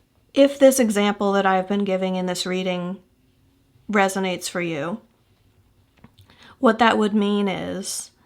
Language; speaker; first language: English; native; English